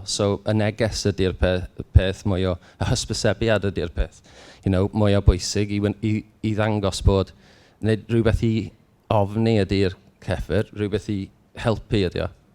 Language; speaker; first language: Welsh; non-native, local second language; English